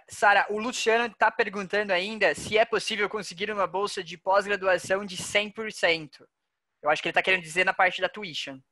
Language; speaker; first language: Portuguese; native; Portuguese